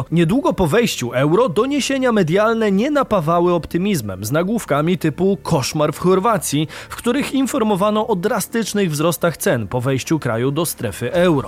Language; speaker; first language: Polish; native; Polish